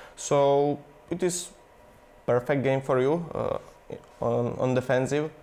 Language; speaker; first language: English; non-native, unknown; Slovak